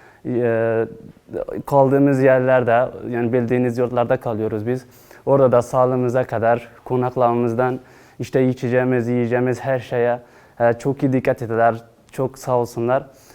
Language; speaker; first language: Turkish; non-native, fluent; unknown